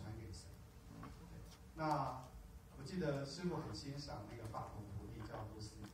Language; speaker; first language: Chinese; native; Chinese